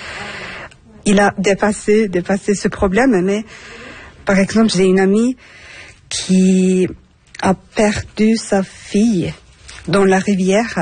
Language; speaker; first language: French; non-native, fluent; Turkish